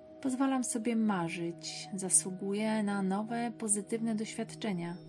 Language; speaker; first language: Polish; native; Polish